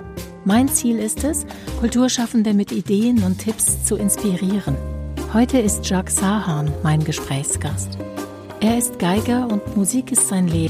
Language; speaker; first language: German; native; German